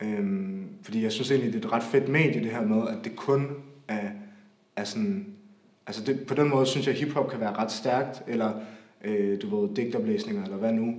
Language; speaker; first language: Danish; native; Danish